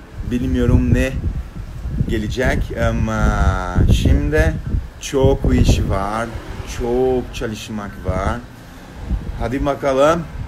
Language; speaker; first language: Turkish; non-native, learner; Portuguese